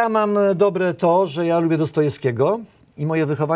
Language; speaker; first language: Polish; native; Polish